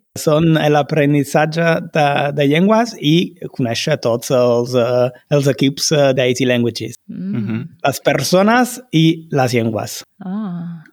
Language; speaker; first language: Catalan; non-native, fluent; Italian